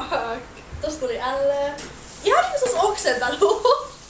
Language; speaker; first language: Finnish; native; Finnish